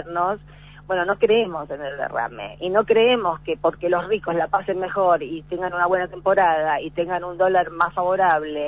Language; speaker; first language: Spanish; native; Spanish